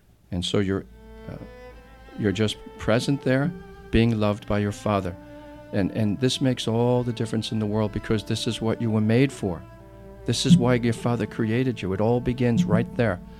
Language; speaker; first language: English; native; English